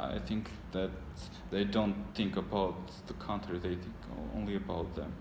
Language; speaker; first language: English; non-native, learner; Armenian